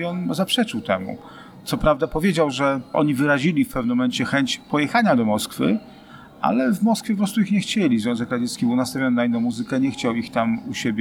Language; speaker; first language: Polish; native; Polish